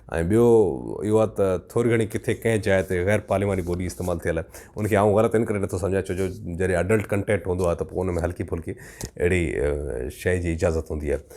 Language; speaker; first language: Sindhi; native; Sindhi